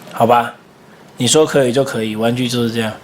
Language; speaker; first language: Chinese; native; Chinese